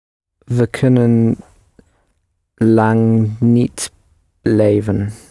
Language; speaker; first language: Dutch; non-native, learner; English